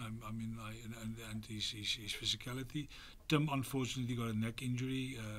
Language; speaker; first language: English; non-native, local second language; Afrikaans